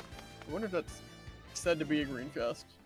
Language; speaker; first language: English; native; English